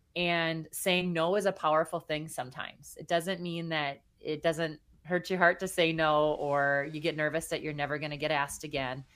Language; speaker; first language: English; native; English